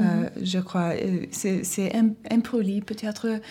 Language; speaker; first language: French; non-native, learner; English